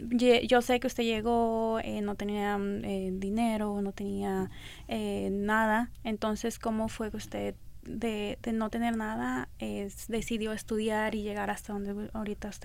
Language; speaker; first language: Spanish; early bilingual, other home language; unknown